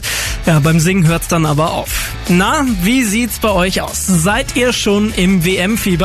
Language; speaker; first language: German; native; German